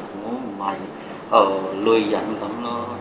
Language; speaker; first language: Cantonese; non-native, fluent; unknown